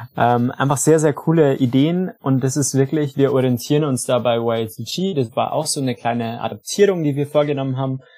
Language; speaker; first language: German; native; German